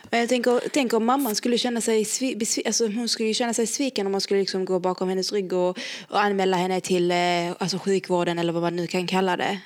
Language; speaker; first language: Swedish; early bilingual, other home language; Arabic